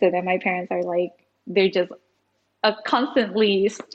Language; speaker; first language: English; early bilingual, other home language; Indonesian